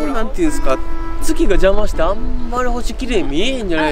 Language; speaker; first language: Japanese; native; Japanese